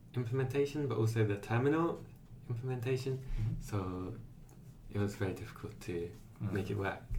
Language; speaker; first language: English; native; English